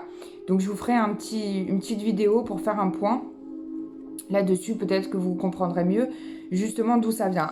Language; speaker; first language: French; native; French